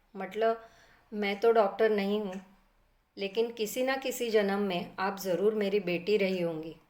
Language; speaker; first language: Hindi; non-native, local second language; Marathi